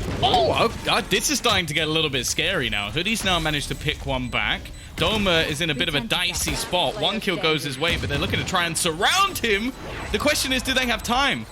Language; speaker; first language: English; native; English